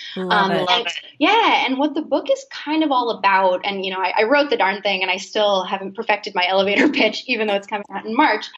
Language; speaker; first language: English; native; English